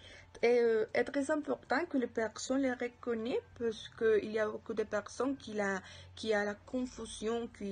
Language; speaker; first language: French; non-native, learner; Spanish